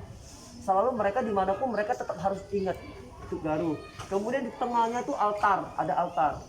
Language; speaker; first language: Indonesian; native; Indonesian